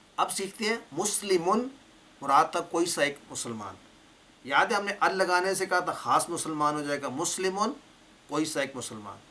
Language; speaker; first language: Urdu; native; Urdu